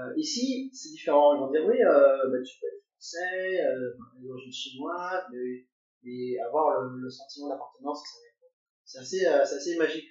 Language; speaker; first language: French; early bilingual, other home language; Cantonese